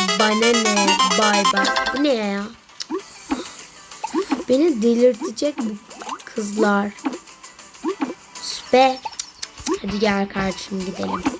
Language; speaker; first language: Turkish; native; Turkish